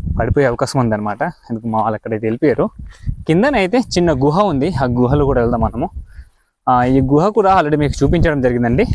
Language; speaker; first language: Telugu; native; Telugu